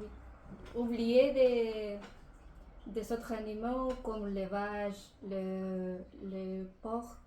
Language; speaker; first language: French; non-native, learner; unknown